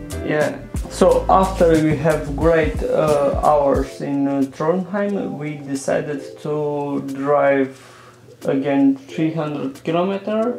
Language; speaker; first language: English; non-native, learner; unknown